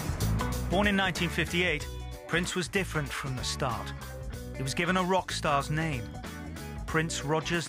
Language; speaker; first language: English; native; English